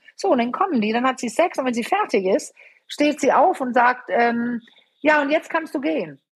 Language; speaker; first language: German; non-native, fluent; Danish